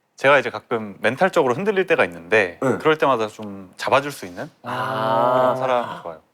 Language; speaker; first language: Korean; native; Korean